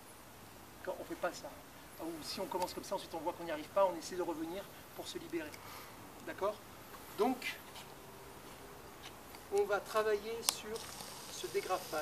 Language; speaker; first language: French; native; French